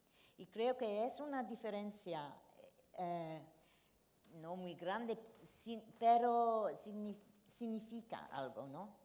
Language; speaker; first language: Spanish; non-native, fluent; English